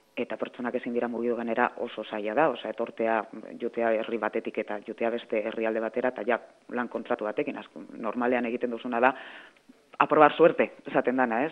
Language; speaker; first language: Basque; native; Basque